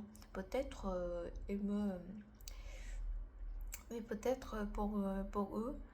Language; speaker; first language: French; non-native, learner; Korean